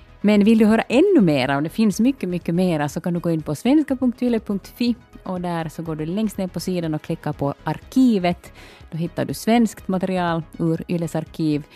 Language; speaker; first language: Swedish; native; Swedish